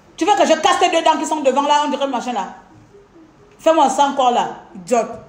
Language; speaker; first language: French; non-native, local second language; Fang